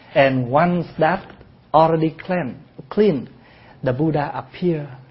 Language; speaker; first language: English; non-native, fluent; Vietnamese